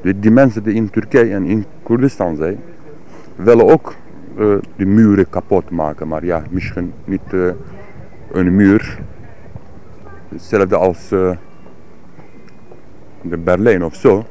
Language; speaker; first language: Dutch; non-native, learner; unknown